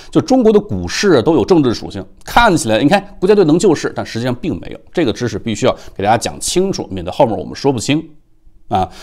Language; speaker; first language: Chinese; native; Chinese